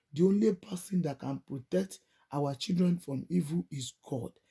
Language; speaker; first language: English; non-native, local second language; Yoruba